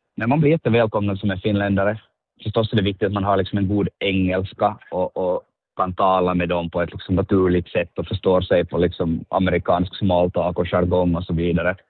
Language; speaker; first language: Swedish; native; Swedish